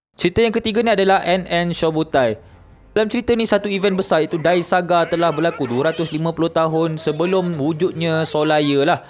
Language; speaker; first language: Malay; native; Malay